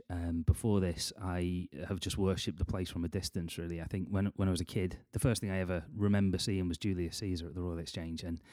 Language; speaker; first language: English; native; English